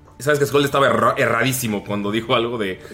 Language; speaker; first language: Spanish; native; Spanish